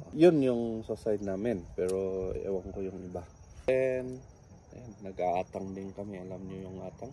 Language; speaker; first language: Filipino; non-native, local second language; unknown